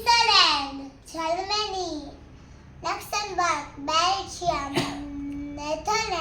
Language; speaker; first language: English; non-native, learner; Gujarati